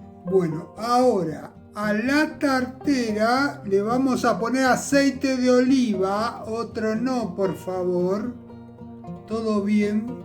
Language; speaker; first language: Spanish; native; Spanish